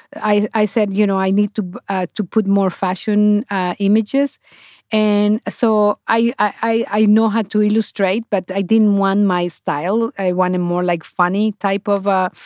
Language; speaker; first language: English; non-native, fluent; Spanish